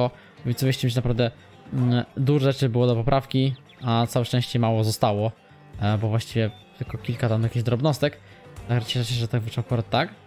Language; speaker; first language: Polish; native; Polish